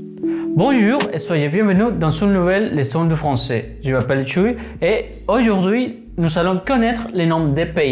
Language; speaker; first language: French; non-native, fluent; Spanish